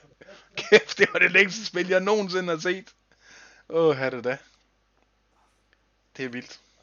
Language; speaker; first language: Danish; native; Danish